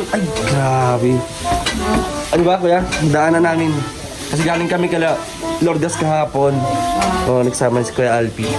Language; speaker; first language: Filipino; non-native, local second language; Cebuano